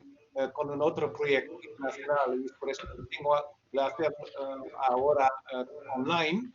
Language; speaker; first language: Spanish; non-native, learner; Dutch